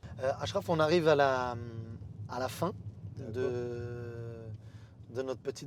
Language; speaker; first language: French; native; French